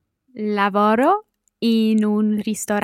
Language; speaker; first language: Italian; non-native, learner; English